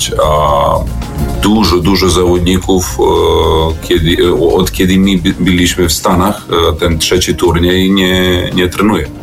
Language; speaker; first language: Polish; non-native, fluent; Serbian